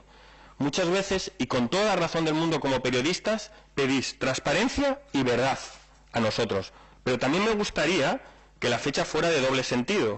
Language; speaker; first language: Spanish; native; Spanish